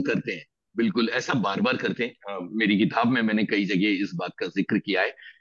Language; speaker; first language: Hindi; native; Hindi